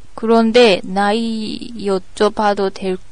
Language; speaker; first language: Korean; non-native, learner; Japanese